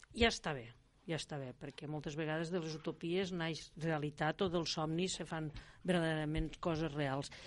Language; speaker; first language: Catalan; native; Catalan